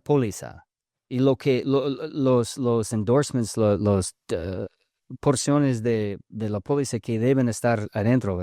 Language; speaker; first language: Spanish; early bilingual, heritage; English